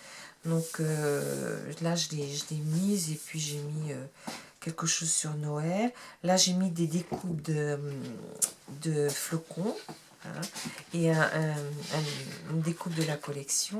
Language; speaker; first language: French; native; French